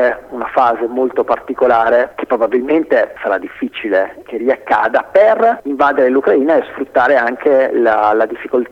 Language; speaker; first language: Italian; native; Italian